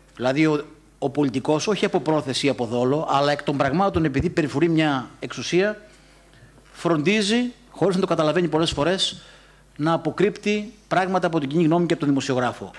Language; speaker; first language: Greek; native; Greek